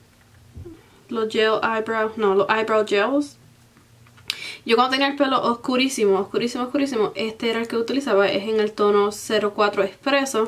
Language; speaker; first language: Spanish; early bilingual, heritage; Spanish